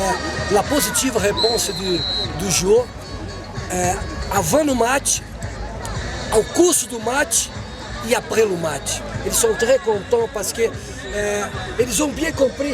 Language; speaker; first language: French; non-native, fluent; Portuguese